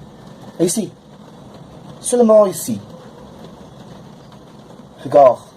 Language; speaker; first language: French; non-native, learner; Portuguese